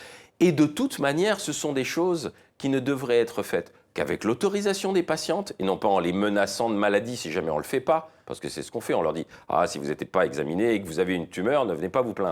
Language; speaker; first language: French; native; French